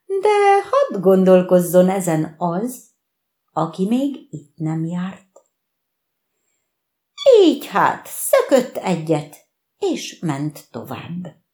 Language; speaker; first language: Hungarian; native; Hungarian